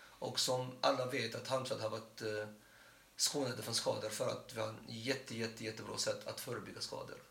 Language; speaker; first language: Swedish; non-native, fluent; Arabic